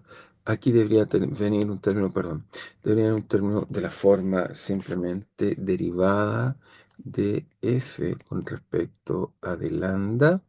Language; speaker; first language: Spanish; native; Spanish